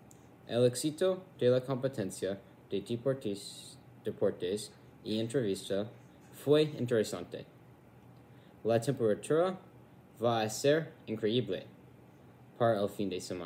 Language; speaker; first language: Spanish; non-native, learner; English